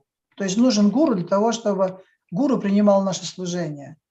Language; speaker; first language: Russian; native; Russian